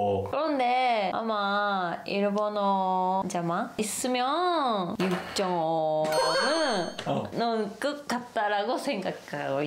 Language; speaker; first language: Korean; non-native, learner; Japanese